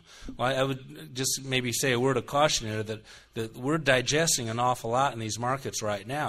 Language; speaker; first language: English; native; English